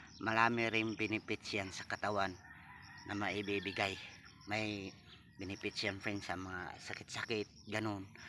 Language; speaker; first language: Filipino; non-native, local second language; Cebuano